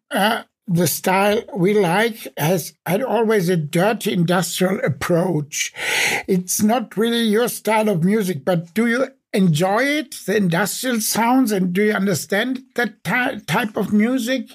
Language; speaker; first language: English; non-native, fluent; German